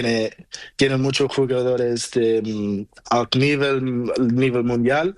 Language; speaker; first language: Spanish; non-native, learner; Portuguese